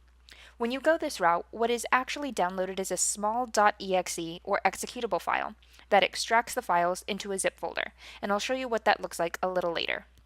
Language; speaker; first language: English; native; English